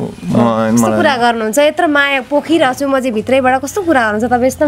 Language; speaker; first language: Nepali; native; Nepali